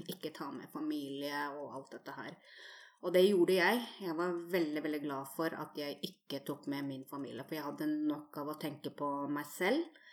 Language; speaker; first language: Norwegian; native; Norwegian